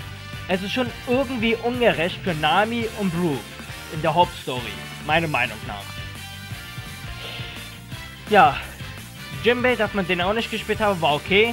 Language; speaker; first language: German; native; German